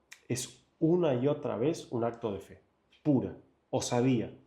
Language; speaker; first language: Spanish; native; Spanish